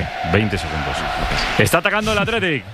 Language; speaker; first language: Spanish; native; Spanish